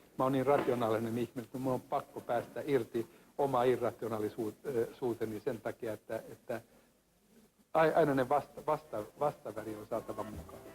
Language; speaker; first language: Finnish; non-native, local second language; Swedish